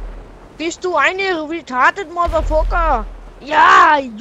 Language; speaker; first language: German; non-native, learner; Danish